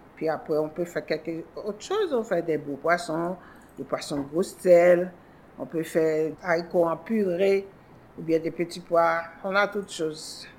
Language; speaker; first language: French; non-native, local second language; Haitian Creole